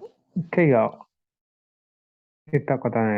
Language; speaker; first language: Japanese; non-native, learner; Indonesian